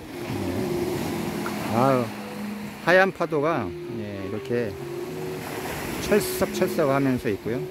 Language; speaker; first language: Korean; native; Korean